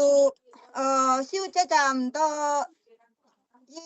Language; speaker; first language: Cantonese; non-native, learner; Indonesian